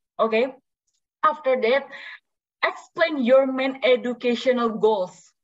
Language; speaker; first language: English; non-native, learner; Indonesian